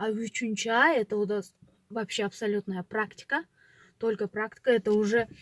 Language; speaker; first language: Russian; non-native, local second language; Kyrgyz